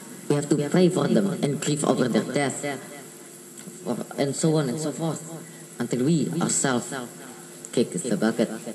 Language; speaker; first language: English; non-native, fluent; Indonesian